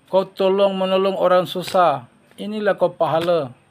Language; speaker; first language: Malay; non-native, learner; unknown